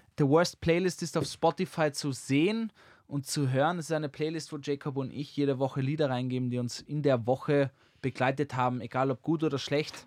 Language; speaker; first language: German; native; German